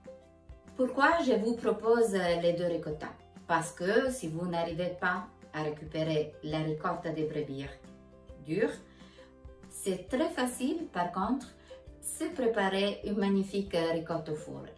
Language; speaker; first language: French; non-native, fluent; Italian